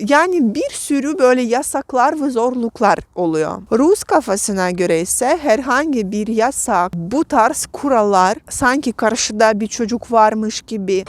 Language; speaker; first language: Turkish; non-native, fluent; Russian